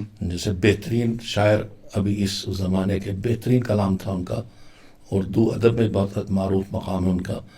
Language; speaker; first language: Urdu; native; Urdu